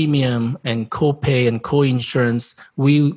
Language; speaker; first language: English; non-native, fluent; Korean